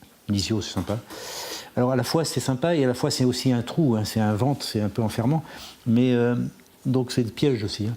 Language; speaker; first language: French; native; French